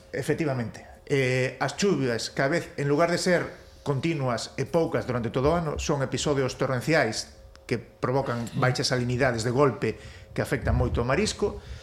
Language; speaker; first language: Galician; native; Galician